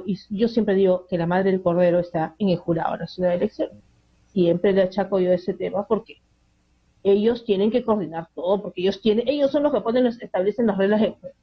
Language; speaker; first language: Spanish; native; Spanish